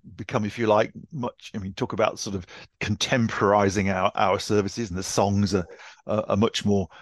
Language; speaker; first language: English; native; English